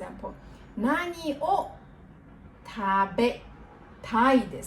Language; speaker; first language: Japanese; non-native, fluent; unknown